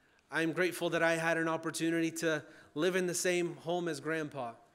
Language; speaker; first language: English; early bilingual, other home language; Ukrainian